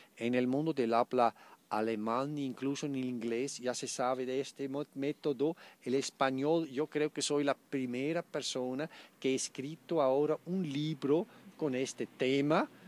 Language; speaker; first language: Spanish; non-native, fluent; German